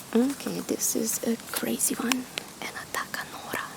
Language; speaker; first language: English; non-native, fluent; Slovenian